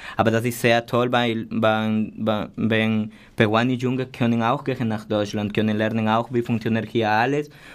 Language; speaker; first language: German; non-native, learner; Spanish